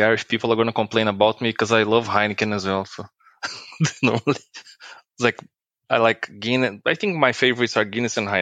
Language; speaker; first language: English; non-native, fluent; Portuguese